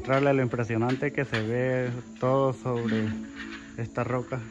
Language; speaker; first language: Spanish; native; Spanish